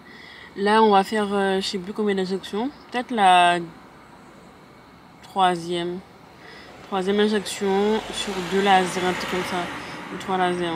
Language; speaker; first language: French; native; French